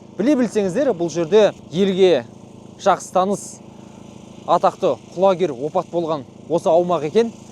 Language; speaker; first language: Kazakh; native; Kazakh